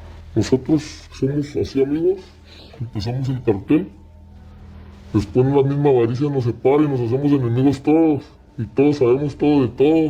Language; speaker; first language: Spanish; native; Spanish